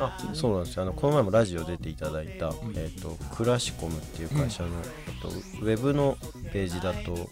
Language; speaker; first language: Japanese; native; Japanese